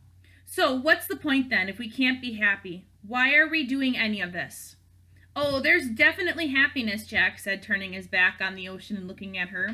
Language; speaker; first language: English; native; English